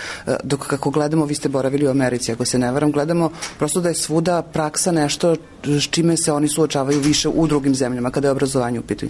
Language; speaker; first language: Serbian; native; Serbian